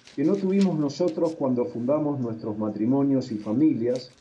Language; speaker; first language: Spanish; native; Spanish